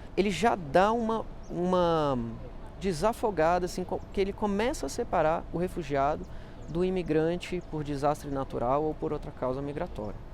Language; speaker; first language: Portuguese; native; Portuguese